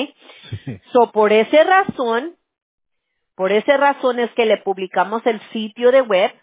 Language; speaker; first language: Spanish; early bilingual, heritage; English